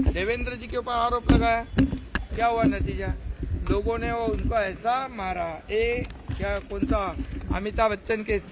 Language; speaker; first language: Hindi; non-native, local second language; Marathi